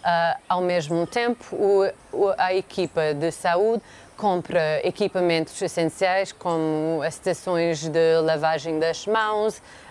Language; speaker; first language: Portuguese; non-native, fluent; English